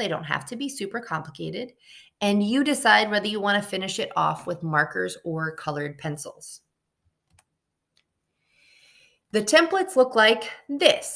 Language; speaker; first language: English; native; English